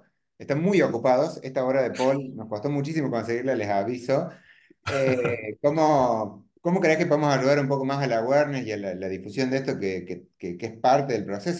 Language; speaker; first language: Spanish; native; Spanish